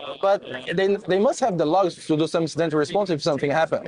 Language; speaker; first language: English; non-native, fluent; Portuguese